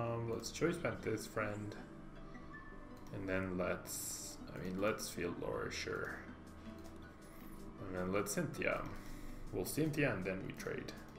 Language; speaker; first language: English; non-native, fluent; Spanish